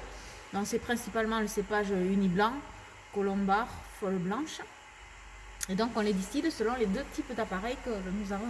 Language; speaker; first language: French; native; French